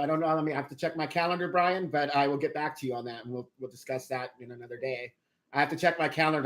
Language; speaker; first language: English; native; English